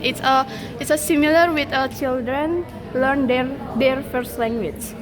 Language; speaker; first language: English; non-native, learner; Indonesian